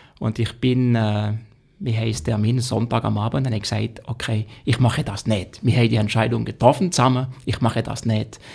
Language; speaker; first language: German; non-native, local second language; French